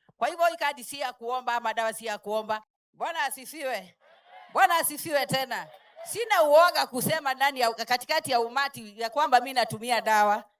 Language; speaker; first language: Swahili; non-native, local second language; Kikuyu